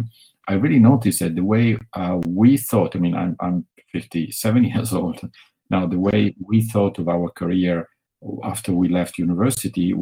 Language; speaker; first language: English; non-native, fluent; Italian